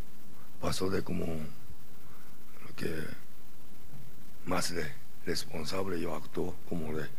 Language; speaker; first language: Spanish; non-native, learner; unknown